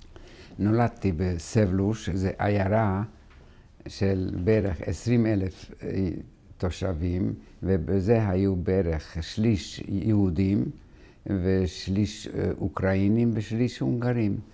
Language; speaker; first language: Hebrew; non-native, fluent; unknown